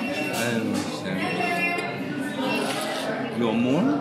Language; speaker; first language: English; non-native, learner; Korean